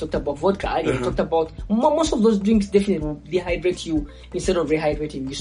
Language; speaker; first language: English; non-native, local second language; Ganda